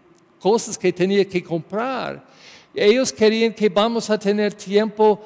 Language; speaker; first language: Spanish; non-native, learner; English